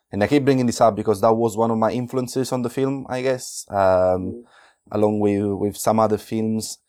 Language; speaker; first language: English; non-native, fluent; Italian